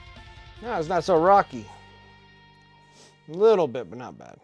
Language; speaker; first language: English; native; English